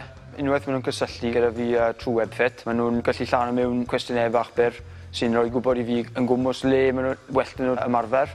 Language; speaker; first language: Welsh; native; Welsh